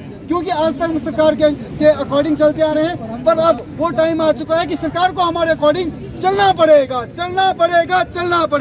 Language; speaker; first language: Hindi; native; Hindi